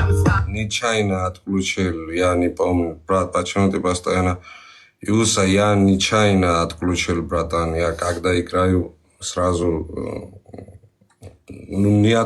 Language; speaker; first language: Russian; non-native, fluent; Georgian